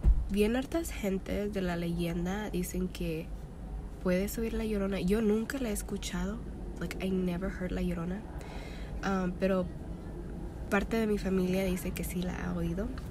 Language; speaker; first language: Spanish; early bilingual, heritage; Spanish